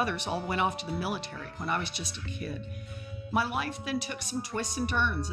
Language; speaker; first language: English; native; English